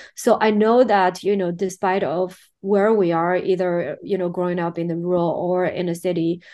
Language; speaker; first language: English; non-native, fluent; Chinese